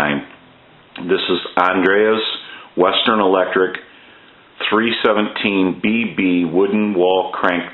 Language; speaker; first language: English; native; English